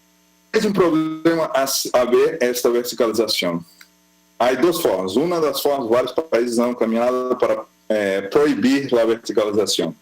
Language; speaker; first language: Spanish; non-native, fluent; Portuguese